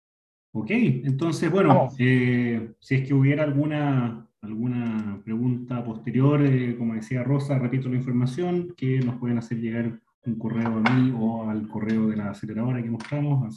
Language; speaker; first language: Spanish; native; Spanish